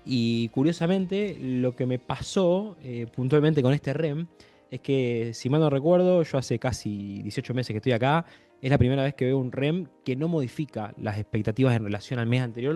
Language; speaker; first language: Spanish; native; Spanish